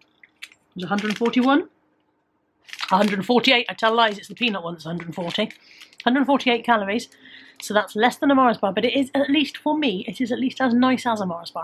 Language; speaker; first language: English; native; English